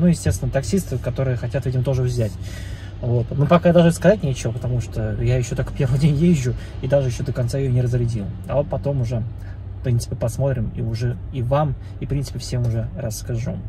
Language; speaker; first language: Russian; native; Russian